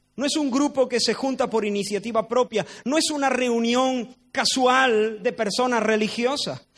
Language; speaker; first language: Spanish; native; Spanish